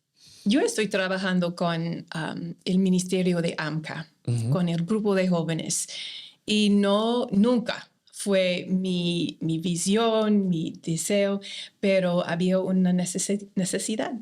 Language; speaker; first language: Spanish; non-native, fluent; English